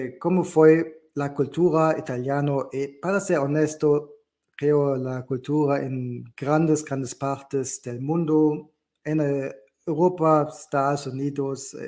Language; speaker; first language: Spanish; non-native, learner; German